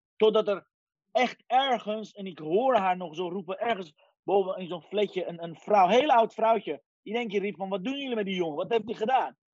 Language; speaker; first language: Dutch; early bilingual, other home language; Persian